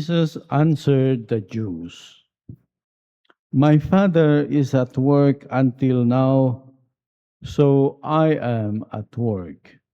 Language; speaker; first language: English; non-native, local second language; Filipino